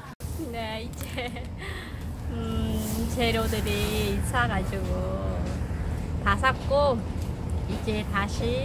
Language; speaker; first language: Korean; non-native, fluent; Khmer